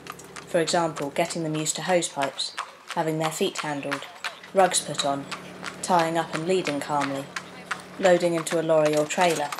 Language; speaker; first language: English; native; English